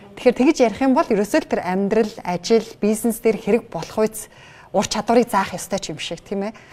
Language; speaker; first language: Mongolian; native; Mongolian